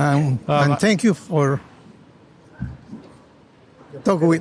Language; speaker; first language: English; non-native, learner; Spanish